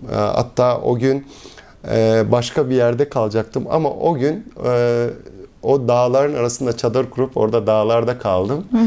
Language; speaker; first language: Turkish; early bilingual, heritage; Turkish